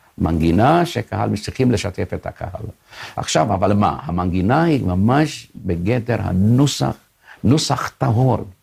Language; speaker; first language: Hebrew; non-native, fluent; Hungarian